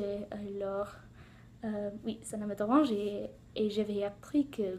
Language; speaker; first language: French; non-native, learner; English